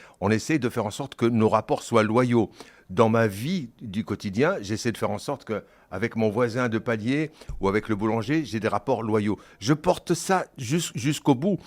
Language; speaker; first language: French; early bilingual, other home language; Kabyle